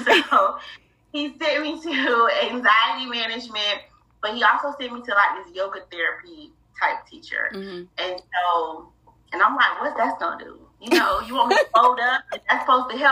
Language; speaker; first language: English; native; English